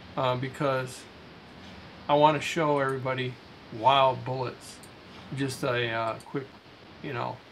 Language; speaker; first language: English; native; English